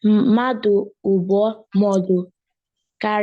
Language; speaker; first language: Igbo; non-native, learner; English